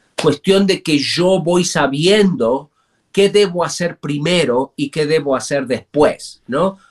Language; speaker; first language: Spanish; native; Spanish